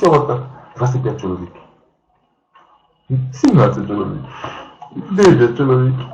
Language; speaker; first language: Russian; non-native, learner; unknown